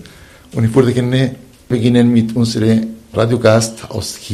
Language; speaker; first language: German; non-native, fluent; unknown